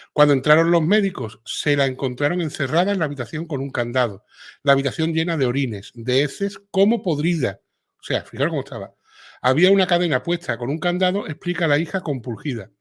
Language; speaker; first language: Spanish; native; Spanish